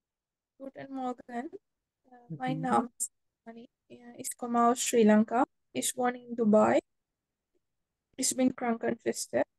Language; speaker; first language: German; non-native, learner; Sinhala